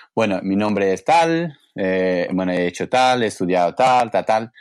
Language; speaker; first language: Spanish; non-native, learner; English